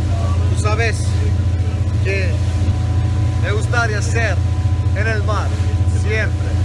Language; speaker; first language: Spanish; non-native, learner; Turkish